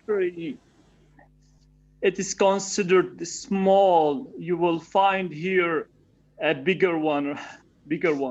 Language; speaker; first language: English; non-native, fluent; Arabic